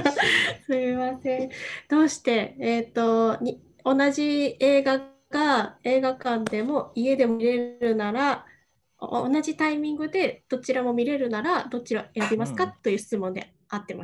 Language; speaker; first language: Japanese; non-native, fluent; Indonesian